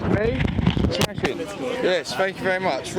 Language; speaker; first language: English; native; English